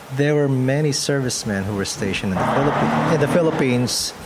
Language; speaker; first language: English; non-native, local second language; Pampanga